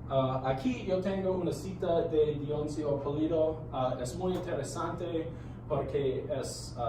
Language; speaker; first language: Spanish; non-native, learner; English